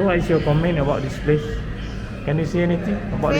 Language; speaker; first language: English; non-native, local second language; Malay